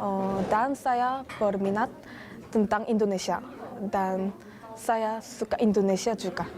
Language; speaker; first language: Indonesian; non-native, learner; Korean